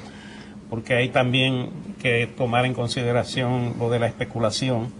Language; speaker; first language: Spanish; native; Spanish